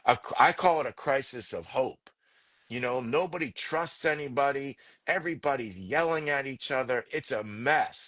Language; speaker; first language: English; native; English